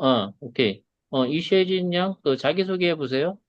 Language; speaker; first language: Korean; native; Korean